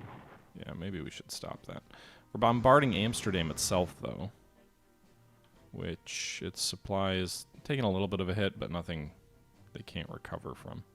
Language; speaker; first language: English; native; English